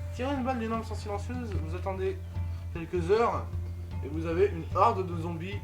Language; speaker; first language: French; native; French